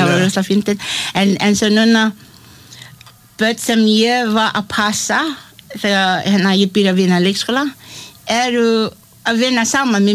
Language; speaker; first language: Icelandic; non-native, learner; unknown